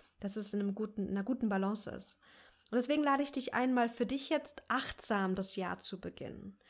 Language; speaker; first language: German; native; German